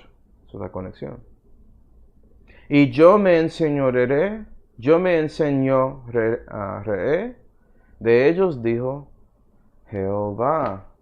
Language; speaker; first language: Spanish; early bilingual, heritage; Spanish